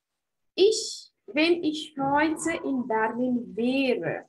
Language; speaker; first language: German; non-native, fluent; Hindi